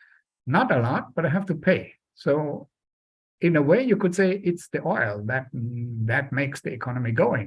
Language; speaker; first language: English; non-native, fluent; German